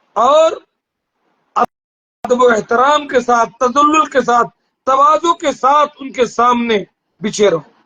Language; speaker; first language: Urdu; native; Urdu